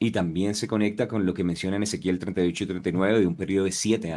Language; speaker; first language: Spanish; native; Spanish